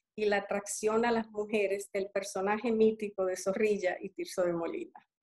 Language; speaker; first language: Spanish; early bilingual, other home language; English